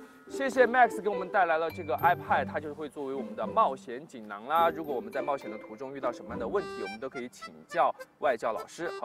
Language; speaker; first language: Chinese; native; Chinese